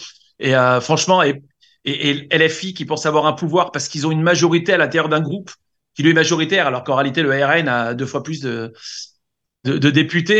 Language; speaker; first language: French; native; French